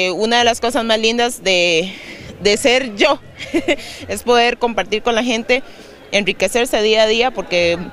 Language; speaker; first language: Spanish; native; Spanish